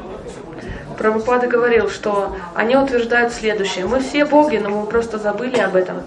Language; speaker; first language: Russian; native; Russian